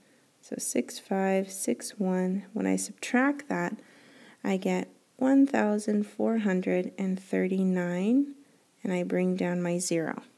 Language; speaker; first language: English; native; English